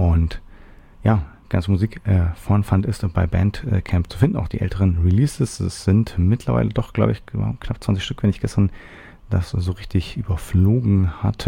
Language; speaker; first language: German; native; German